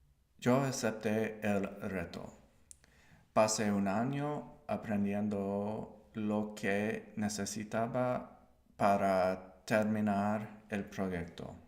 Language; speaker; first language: Spanish; non-native, learner; English